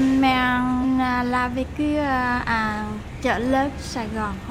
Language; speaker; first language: French; non-native, learner; Vietnamese